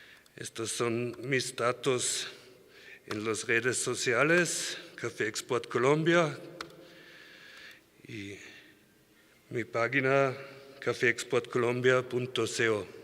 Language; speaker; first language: Spanish; non-native, learner; German